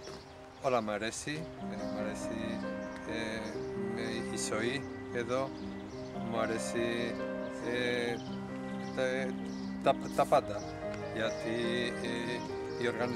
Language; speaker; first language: Greek; non-native, learner; Spanish